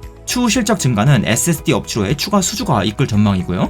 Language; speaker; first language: Korean; native; Korean